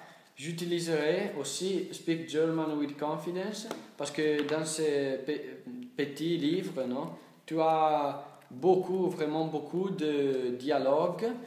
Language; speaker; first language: French; non-native, learner; Italian